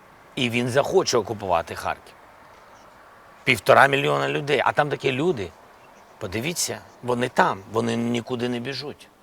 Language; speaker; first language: Ukrainian; non-native, local second language; Russian